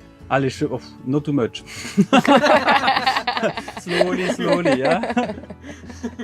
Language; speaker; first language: English; non-native, learner; French